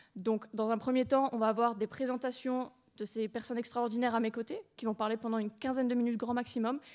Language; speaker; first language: French; native; French